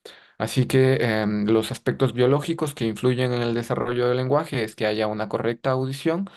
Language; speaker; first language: Spanish; native; Spanish